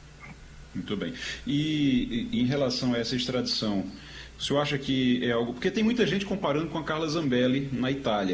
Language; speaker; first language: Portuguese; native; Portuguese